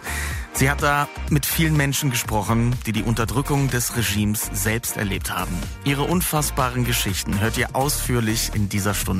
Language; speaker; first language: German; native; German